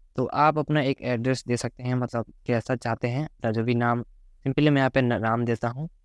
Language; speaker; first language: Hindi; native; Hindi